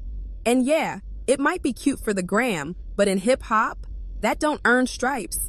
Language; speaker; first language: English; native; English